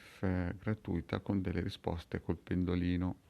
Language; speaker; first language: Italian; native; Italian